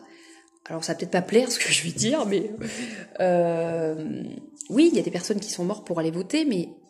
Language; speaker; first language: French; native; French